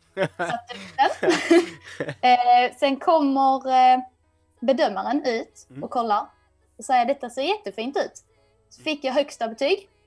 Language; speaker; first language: Swedish; native; Swedish